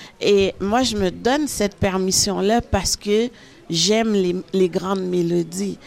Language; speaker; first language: French; early bilingual, other home language; Haitian Creole